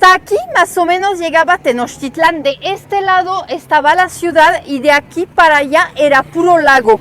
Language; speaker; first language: Spanish; native; Spanish